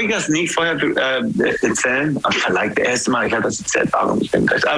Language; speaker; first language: German; non-native, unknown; English